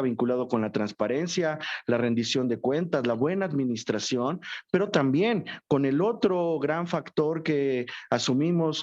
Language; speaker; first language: Spanish; native; Spanish